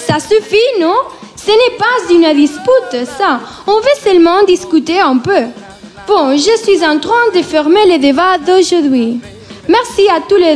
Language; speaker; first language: French; non-native, learner; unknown